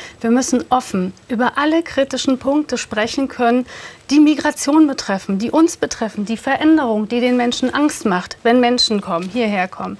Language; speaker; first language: German; early bilingual, other home language; Turkish